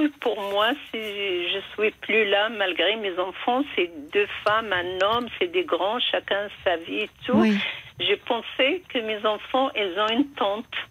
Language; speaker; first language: French; non-native, fluent; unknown